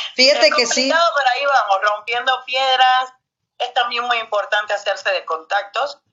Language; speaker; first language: Spanish; native; Spanish